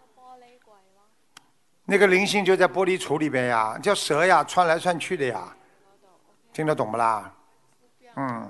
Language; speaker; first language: Chinese; native; Chinese